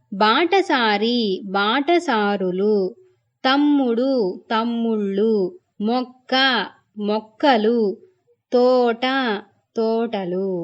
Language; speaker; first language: Telugu; native; Telugu